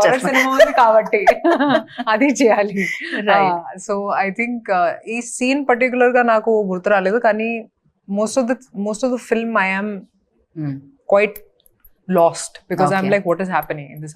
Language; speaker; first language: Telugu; non-native, fluent; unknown